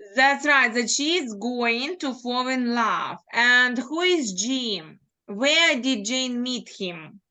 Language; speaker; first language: English; non-native, fluent; Ukrainian